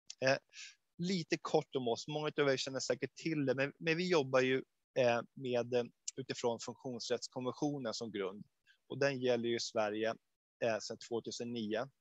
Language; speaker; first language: Swedish; native; Swedish